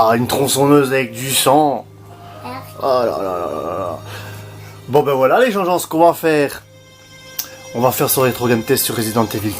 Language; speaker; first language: French; native; French